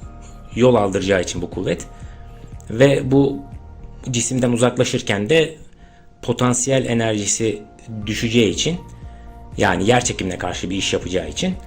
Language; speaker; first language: Turkish; native; Turkish